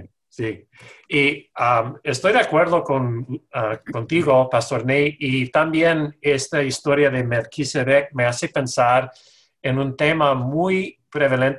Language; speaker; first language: Spanish; non-native, fluent; English